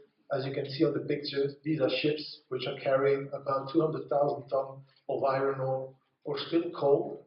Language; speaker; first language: English; non-native, fluent; Dutch